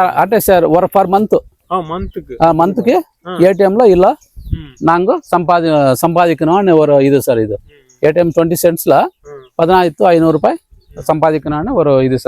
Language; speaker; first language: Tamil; non-native, local second language; Telugu